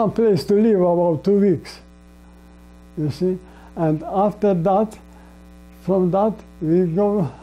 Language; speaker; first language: English; non-native, learner; Polish